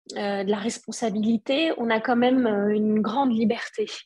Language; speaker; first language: French; non-native, local second language; Arabic